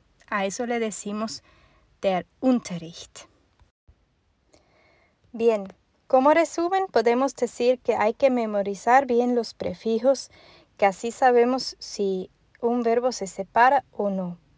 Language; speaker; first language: Spanish; non-native, fluent; German